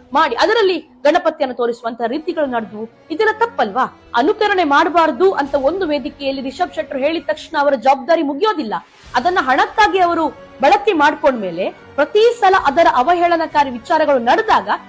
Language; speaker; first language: Kannada; non-native, local second language; Tulu